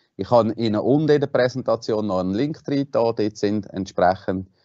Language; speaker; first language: German; native; German